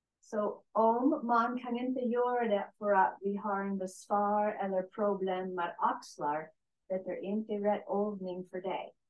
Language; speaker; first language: Swedish; non-native, learner; English